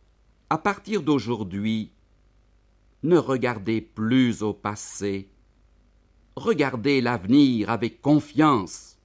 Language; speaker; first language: French; native; French